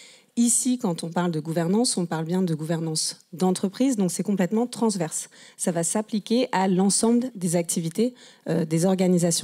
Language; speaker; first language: French; native; French